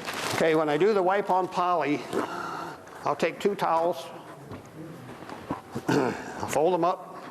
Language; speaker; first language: English; native; English